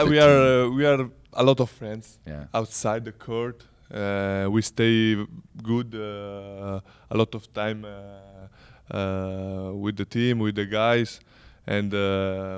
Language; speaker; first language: English; non-native, learner; Italian